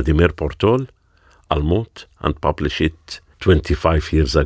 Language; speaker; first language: English; non-native, learner; Arabic